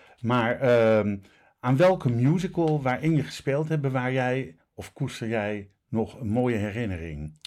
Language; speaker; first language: Dutch; native; Dutch